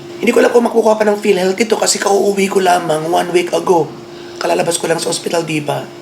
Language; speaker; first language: Filipino; native; Filipino